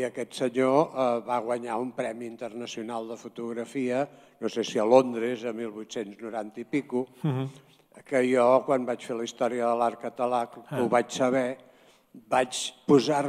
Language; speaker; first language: Catalan; native; Catalan